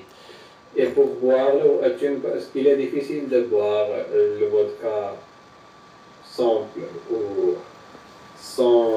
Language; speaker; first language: French; non-native, fluent; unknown